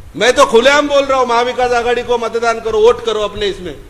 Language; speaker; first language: Hindi; non-native, local second language; Marathi